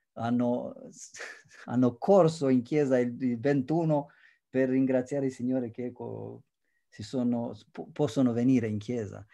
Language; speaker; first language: Italian; non-native, fluent; Romanian